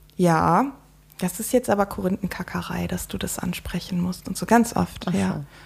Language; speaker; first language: German; native; German